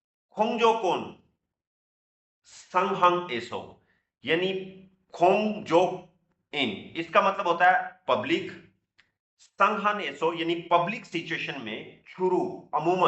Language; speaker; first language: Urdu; non-native, local second language; Punjabi